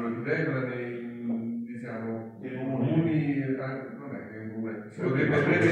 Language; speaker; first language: Italian; native; Italian